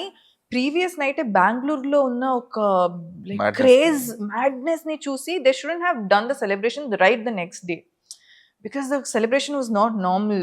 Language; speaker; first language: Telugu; non-native, fluent; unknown